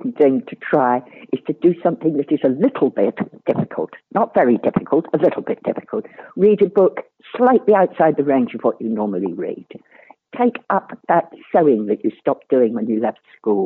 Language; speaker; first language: English; native; English